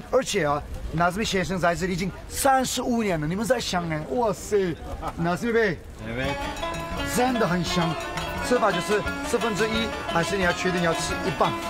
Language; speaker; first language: Chinese; non-native, fluent; Turkish